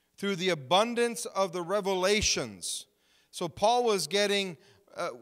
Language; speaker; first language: English; native; English